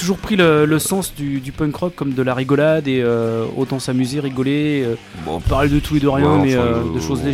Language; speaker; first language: French; native; French